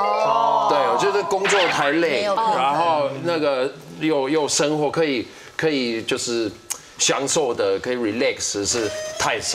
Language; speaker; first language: Chinese; non-native, fluent; German